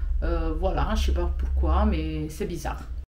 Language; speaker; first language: French; non-native, fluent; Italian